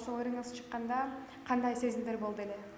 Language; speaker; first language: Kyrgyz; native; Kyrgyz